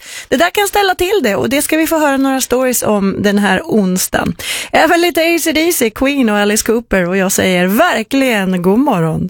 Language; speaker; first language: Swedish; native; Swedish